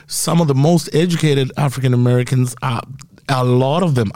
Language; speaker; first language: English; non-native, local second language; Shona